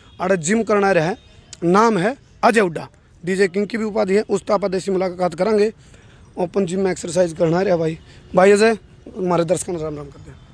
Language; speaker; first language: Hindi; native; Hindi